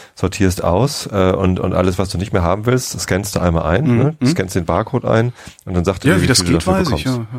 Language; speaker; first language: German; native; German